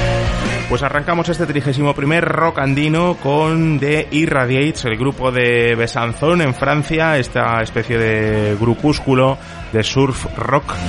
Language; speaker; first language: Spanish; native; Spanish